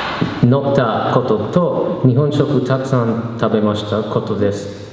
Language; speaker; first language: Japanese; non-native, learner; English